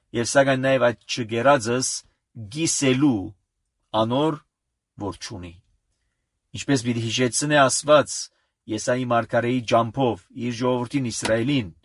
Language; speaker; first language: Armenian; early bilingual, heritage; Armenian